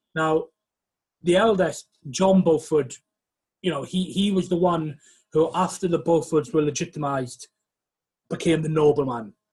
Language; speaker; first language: English; native; English